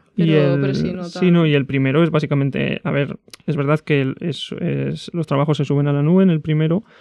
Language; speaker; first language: Spanish; native; Spanish